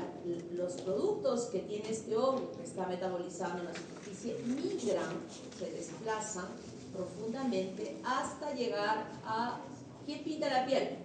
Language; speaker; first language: Spanish; native; Spanish